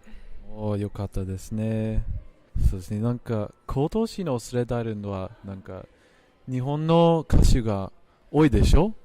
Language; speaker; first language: Japanese; non-native, fluent; English